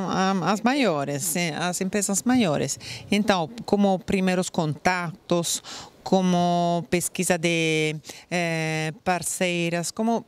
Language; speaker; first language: Portuguese; non-native, fluent; Italian